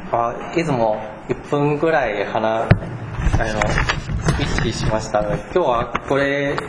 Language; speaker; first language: Japanese; non-native, fluent; Chinese